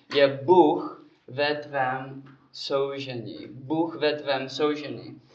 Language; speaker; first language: Czech; non-native, learner; English